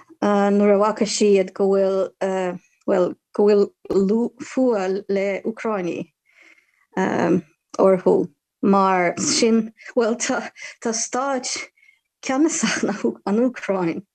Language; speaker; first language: Irish; non-native, fluent; Ukrainian